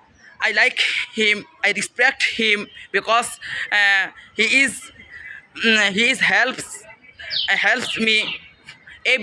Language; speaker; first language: English; non-native, learner; Bangla